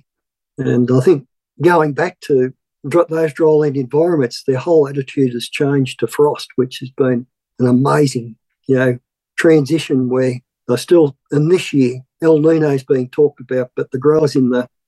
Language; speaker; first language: English; native; English